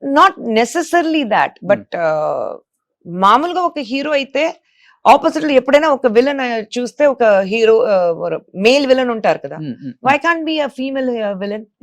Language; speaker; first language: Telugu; non-native, fluent; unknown